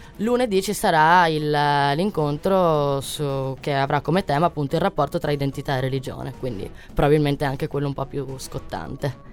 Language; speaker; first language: Italian; native; Italian